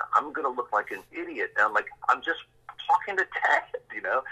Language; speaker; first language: English; native; English